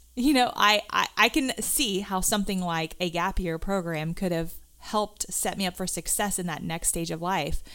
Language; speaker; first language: English; native; English